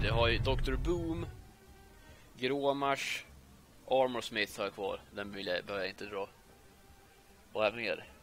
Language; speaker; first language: Swedish; native; Swedish